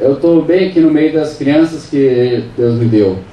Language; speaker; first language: Portuguese; native; Portuguese